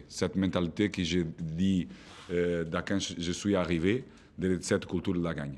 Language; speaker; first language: French; non-native, fluent; Portuguese